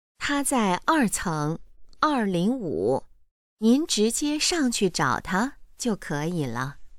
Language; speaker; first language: Chinese; native; Chinese